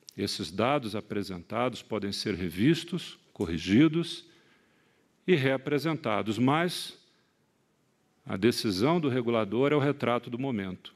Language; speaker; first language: Portuguese; native; Portuguese